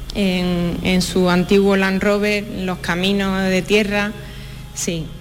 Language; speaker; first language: Spanish; native; Spanish